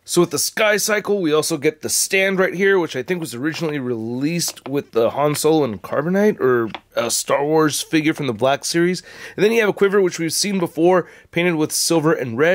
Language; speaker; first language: English; native; English